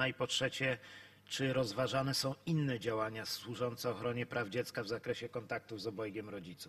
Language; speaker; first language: Polish; native; Polish